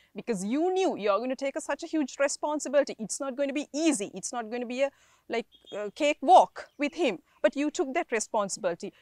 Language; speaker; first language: English; non-native, local second language; Sinhala